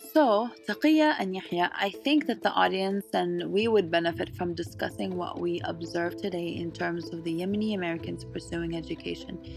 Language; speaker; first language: English; early bilingual, other home language; Arabic